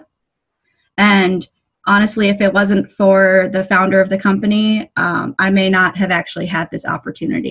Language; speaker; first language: English; native; English